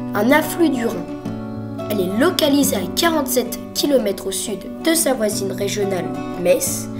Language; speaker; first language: French; native; French